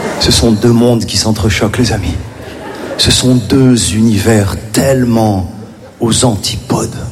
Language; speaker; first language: French; native; French